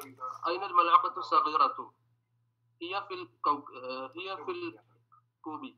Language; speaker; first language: Arabic; non-native, learner; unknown